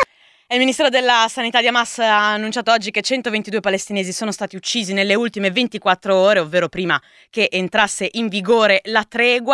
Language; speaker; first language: Italian; native; Italian